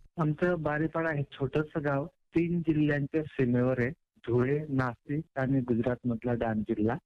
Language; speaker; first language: Marathi; non-native, local second language; Kukna